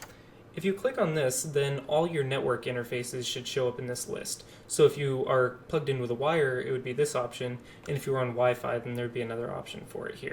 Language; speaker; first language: English; native; English